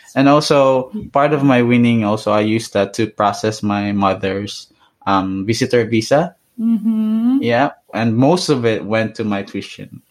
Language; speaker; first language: English; non-native, local second language; Hiligaynon